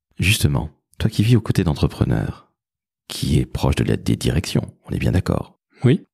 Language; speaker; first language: French; native; French